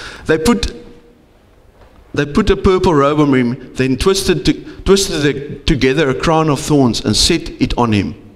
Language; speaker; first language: English; non-native, local second language; Afrikaans